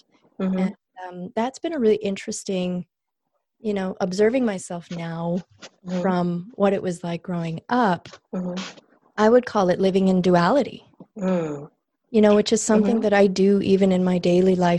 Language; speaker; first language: English; native; English